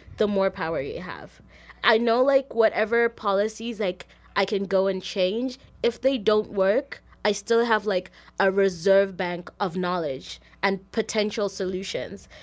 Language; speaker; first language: English; non-native, local second language; Shona